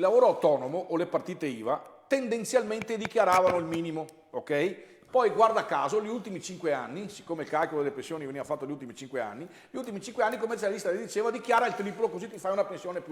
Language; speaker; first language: Italian; native; Italian